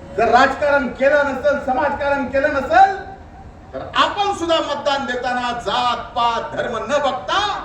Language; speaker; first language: Marathi; native; Marathi